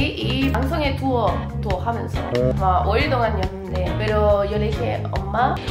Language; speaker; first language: Korean; non-native, learner; Spanish